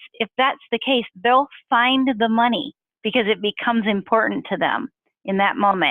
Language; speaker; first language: English; native; English